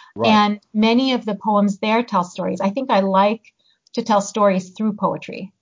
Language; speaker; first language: English; early bilingual, other home language; Hungarian